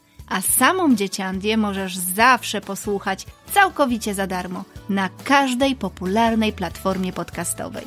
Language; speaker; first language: Polish; native; Polish